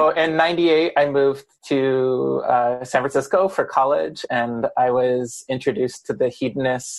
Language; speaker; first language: English; native; English